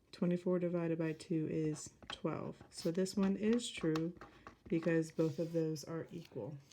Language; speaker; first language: English; native; English